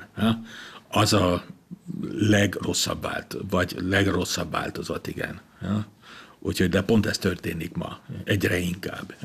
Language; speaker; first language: Hungarian; non-native, fluent; German